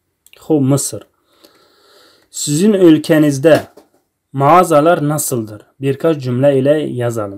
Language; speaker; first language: Turkish; non-native, learner; Tajik